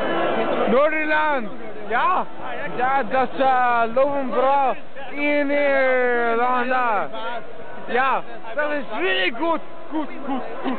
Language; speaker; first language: Dutch; non-native, learner; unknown